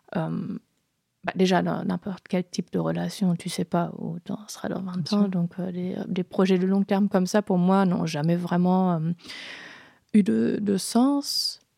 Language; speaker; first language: French; non-native, fluent; German